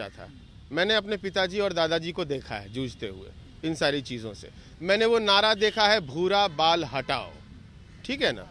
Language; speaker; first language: Hindi; native; Hindi